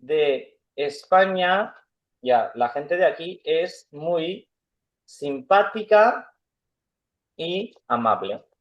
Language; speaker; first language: Spanish; non-native, fluent; Urdu